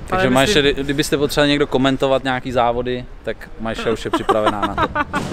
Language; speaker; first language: Czech; native; Czech